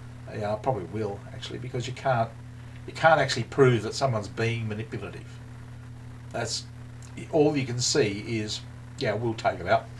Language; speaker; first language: English; native; English